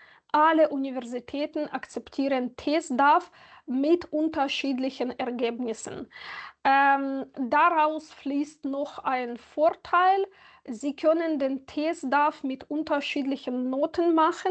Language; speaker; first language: German; non-native, fluent; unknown